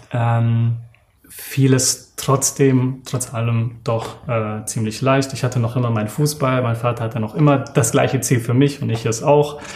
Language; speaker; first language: German; early bilingual, other home language; Serbian